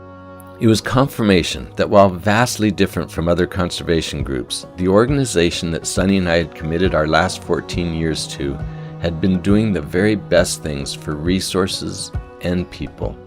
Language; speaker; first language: English; native; English